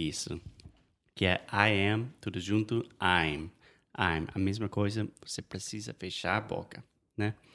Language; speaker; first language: Portuguese; non-native, fluent; English